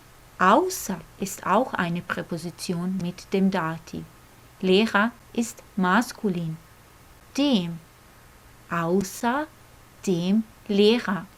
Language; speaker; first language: German; non-native, fluent; Croatian